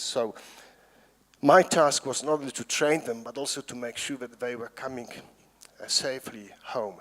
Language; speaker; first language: English; non-native, fluent; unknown